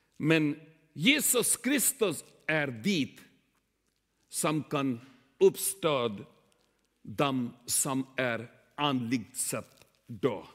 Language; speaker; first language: Swedish; non-native, learner; Urdu